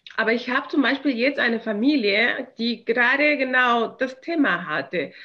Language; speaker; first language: German; non-native, fluent; Spanish